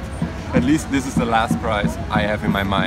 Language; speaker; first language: English; non-native, fluent; German